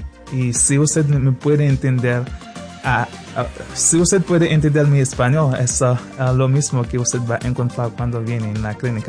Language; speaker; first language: Spanish; non-native, fluent; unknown